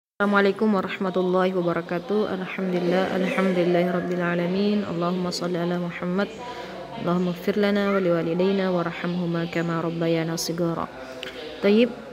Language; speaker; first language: Malay; native; Malay